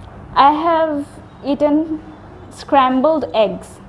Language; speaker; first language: English; non-native, local second language; Bangla